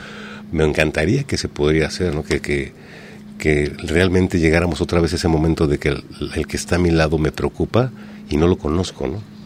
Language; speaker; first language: Spanish; native; Spanish